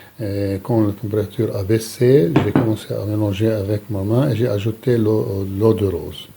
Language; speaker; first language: French; non-native, local second language; Arabic